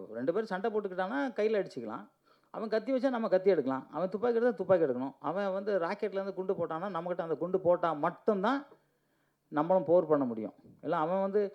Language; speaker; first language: Tamil; native; Tamil